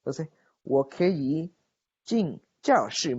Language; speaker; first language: Chinese; non-native, fluent; Spanish